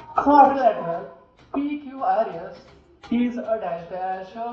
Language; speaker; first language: English; non-native, local second language; Marathi